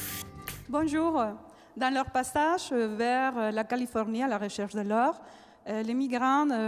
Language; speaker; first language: French; non-native, fluent; Spanish